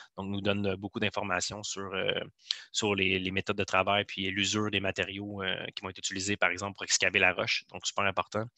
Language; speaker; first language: French; native; French